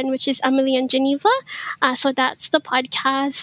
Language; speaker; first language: English; early bilingual, other home language; Iloko